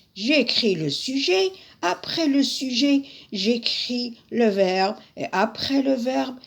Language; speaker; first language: French; non-native, local second language; Arabic